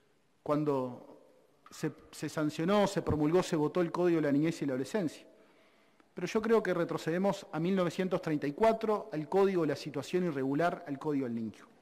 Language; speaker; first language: Spanish; native; Spanish